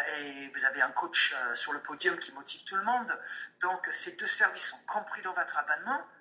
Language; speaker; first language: French; non-native, fluent; English